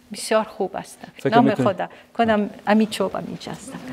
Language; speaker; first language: Persian; non-native, fluent; Arabic